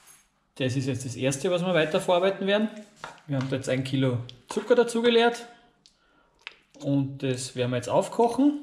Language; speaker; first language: German; native; German